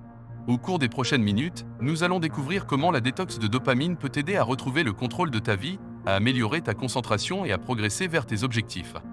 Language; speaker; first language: French; native; French